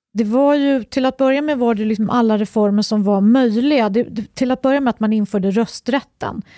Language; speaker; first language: Swedish; native; Swedish